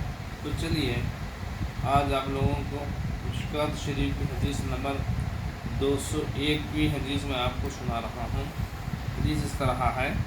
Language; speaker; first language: Urdu; native; Urdu